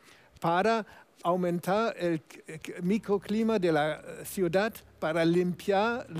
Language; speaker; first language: Spanish; non-native, fluent; German